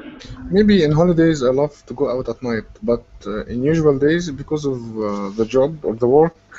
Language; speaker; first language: English; non-native, fluent; Arabic